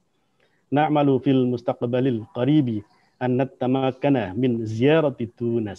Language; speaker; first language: Arabic; non-native, fluent; Indonesian